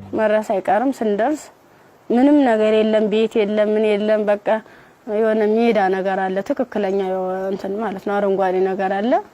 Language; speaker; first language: Amharic; native; Amharic